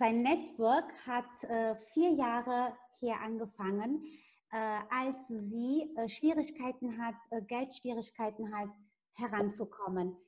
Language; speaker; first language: German; non-native, fluent; Italian